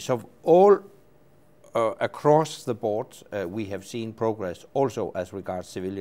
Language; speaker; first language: English; non-native, fluent; Danish